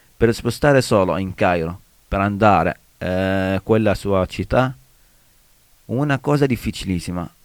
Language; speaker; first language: Italian; non-native, learner; Arabic